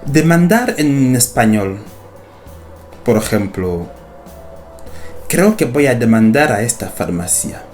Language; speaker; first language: Spanish; non-native, fluent; French